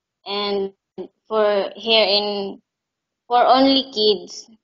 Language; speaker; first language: English; non-native, learner; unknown